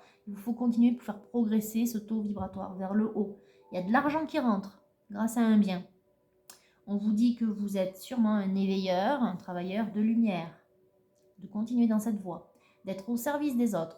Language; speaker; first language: French; native; French